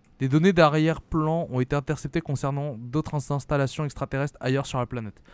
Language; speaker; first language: French; native; French